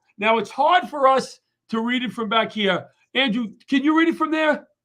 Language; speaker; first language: English; native; English